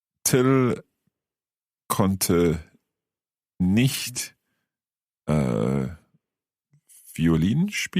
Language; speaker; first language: German; non-native, fluent; English